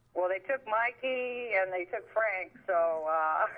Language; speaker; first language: English; native; English